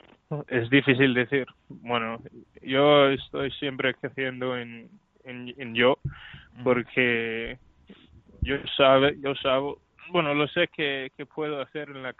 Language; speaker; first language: Spanish; non-native, learner; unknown